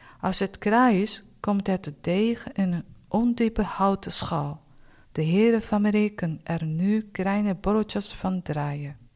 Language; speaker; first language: Dutch; non-native, fluent; Japanese